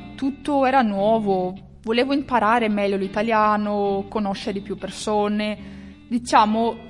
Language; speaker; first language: Italian; non-native, fluent; Portuguese